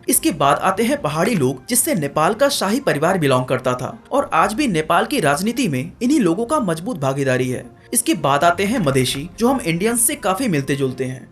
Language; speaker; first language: Hindi; native; Hindi